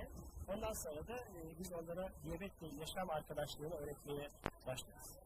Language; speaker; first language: Turkish; native; Turkish